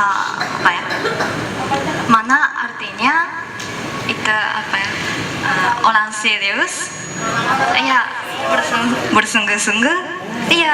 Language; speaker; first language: Indonesian; non-native, learner; Japanese